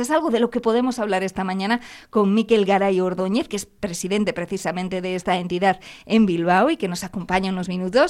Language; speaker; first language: Spanish; native; Spanish